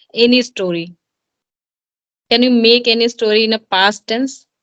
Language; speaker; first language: English; non-native, learner; Hindi